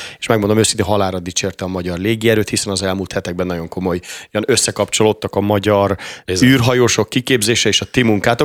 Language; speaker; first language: Hungarian; native; Hungarian